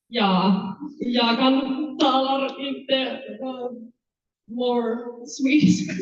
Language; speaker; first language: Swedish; non-native, learner; Finnish